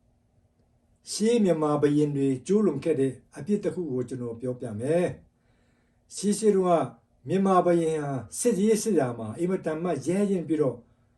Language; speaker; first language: Burmese; non-native, local second language; Tedim Chin